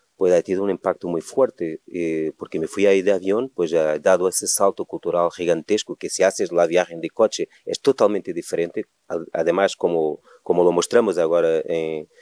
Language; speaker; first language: Spanish; non-native, fluent; Portuguese